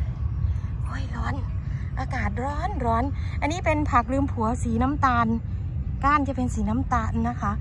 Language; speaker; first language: Thai; native; Thai